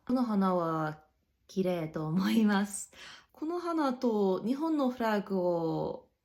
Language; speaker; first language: Japanese; non-native, learner; English